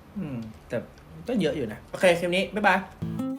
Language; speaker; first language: Thai; native; Thai